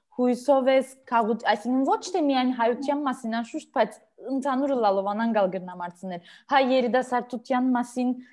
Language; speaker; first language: Armenian; early bilingual, heritage; Armenian